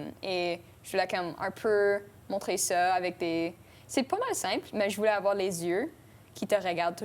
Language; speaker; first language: French; non-native, local second language; English